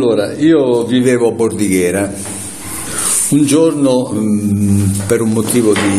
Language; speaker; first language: Italian; native; Italian